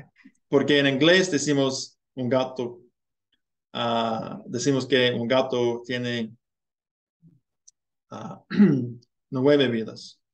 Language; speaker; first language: Spanish; non-native, learner; English